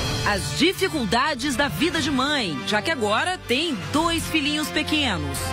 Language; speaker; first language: Portuguese; native; Portuguese